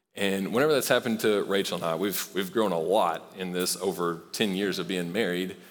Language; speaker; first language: English; native; English